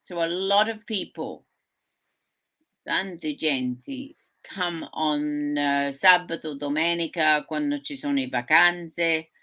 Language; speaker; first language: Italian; early bilingual, heritage; Sicilian